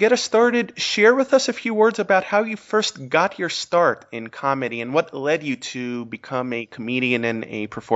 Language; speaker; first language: English; early bilingual, other home language; Greek